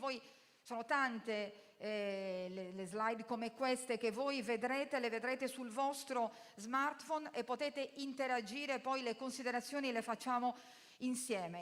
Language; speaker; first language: Italian; native; Italian